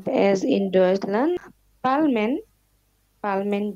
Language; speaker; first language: German; non-native, learner; Bangla